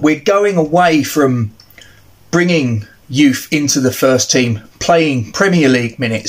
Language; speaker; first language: English; native; English